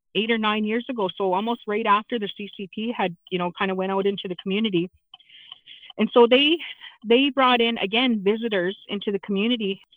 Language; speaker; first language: English; native; English